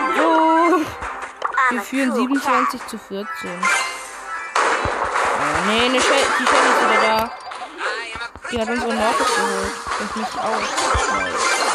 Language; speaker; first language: German; native; German